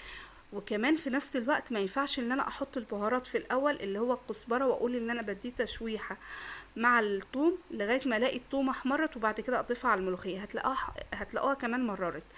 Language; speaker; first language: Arabic; native; Arabic